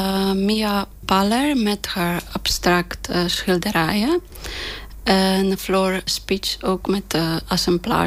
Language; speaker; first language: Dutch; non-native, fluent; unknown